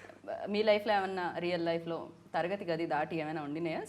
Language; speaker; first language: Telugu; native; Telugu